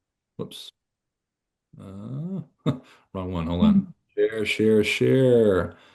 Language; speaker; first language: English; native; English